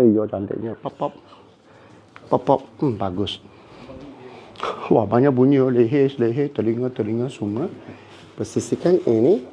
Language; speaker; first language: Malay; non-native, local second language; Cantonese